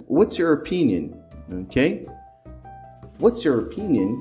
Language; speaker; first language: English; non-native, fluent; Portuguese